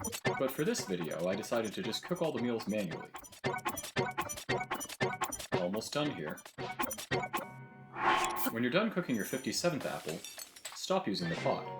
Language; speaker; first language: English; native; English